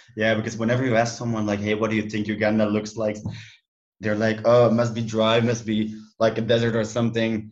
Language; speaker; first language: English; non-native, fluent; Dutch